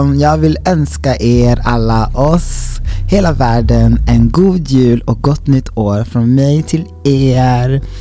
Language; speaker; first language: Swedish; early bilingual, other home language; Rundi